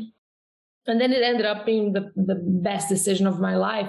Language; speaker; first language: English; non-native, fluent; Portuguese